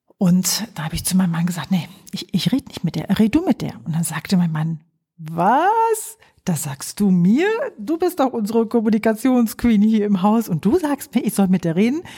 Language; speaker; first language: German; early bilingual, other home language; Polish